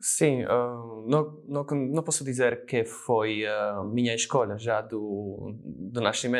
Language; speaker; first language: Portuguese; non-native, fluent; Slovak